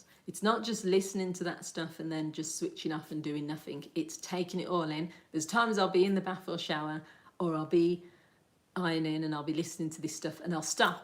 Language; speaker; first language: English; native; English